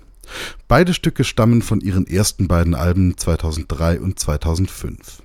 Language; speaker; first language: German; native; German